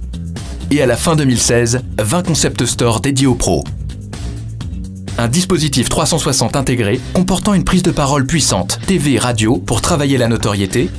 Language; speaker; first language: French; native; French